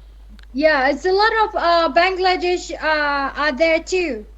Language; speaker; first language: English; early bilingual, other home language; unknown